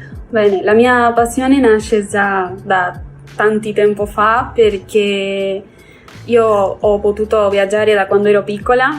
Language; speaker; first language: Italian; non-native, fluent; Spanish